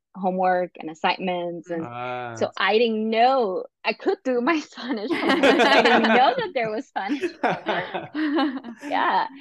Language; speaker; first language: English; non-native, fluent; Spanish